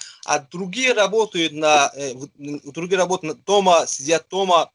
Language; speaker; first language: Russian; non-native, fluent; Azerbaijani